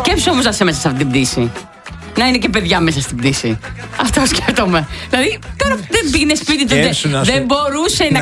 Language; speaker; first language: Greek; native; Greek